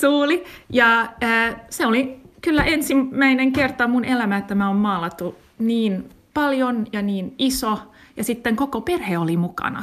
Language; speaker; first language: Finnish; non-native, learner; English